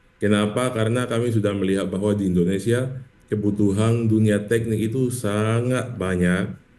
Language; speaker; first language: Indonesian; non-native, fluent; English